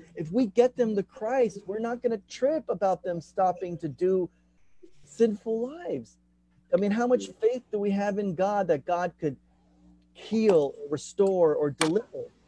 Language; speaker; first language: English; native; English